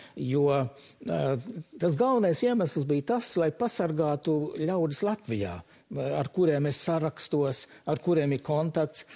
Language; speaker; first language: Latvian; early bilingual, heritage; Latvian